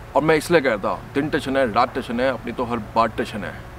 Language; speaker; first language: Hindi; native; Hindi